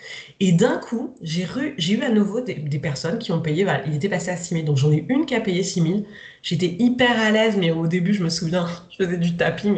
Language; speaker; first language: French; native; French